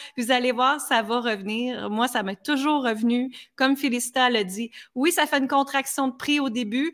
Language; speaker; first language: French; native; French